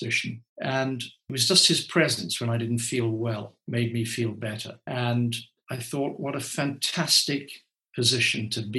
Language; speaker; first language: English; native; English